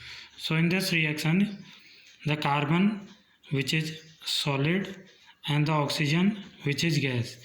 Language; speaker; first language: English; non-native, local second language; Hindi